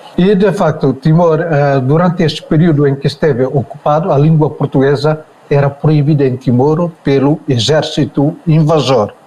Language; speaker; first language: Portuguese; non-native, local second language; Tetum